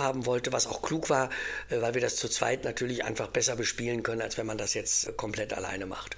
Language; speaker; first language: German; native; German